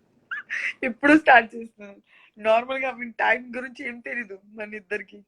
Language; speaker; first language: Telugu; non-native, learner; Gujarati